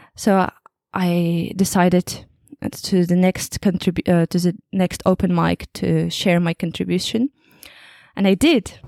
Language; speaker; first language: English; non-native, fluent; Kazakh